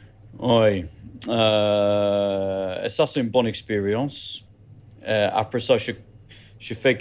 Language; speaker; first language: French; non-native, learner; English